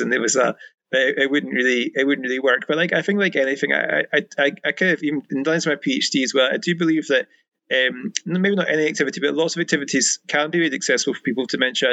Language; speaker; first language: English; native; English